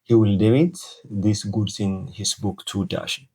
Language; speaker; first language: English; non-native, local second language; Amharic